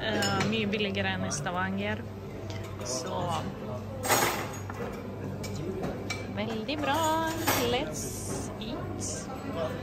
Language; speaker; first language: Norwegian; non-native, fluent; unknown